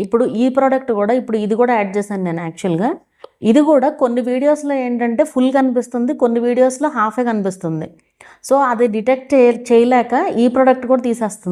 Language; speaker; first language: Telugu; native; Telugu